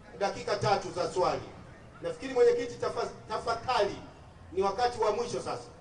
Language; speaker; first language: Swahili; native; Swahili